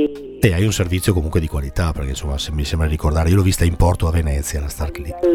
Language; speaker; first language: Italian; native; Italian